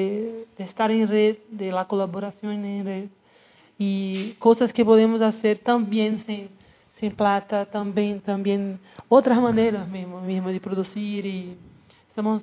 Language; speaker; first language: Spanish; non-native, learner; Portuguese